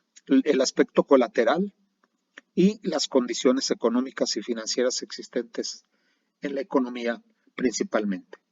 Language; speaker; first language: Spanish; native; Spanish